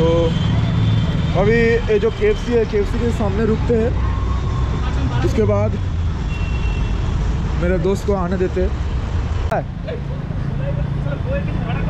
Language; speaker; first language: Hindi; non-native, local second language; Bangla